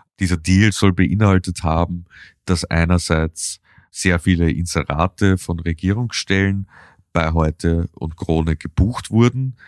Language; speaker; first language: German; native; German